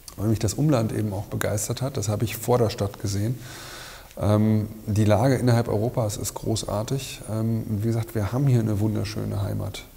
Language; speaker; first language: German; native; German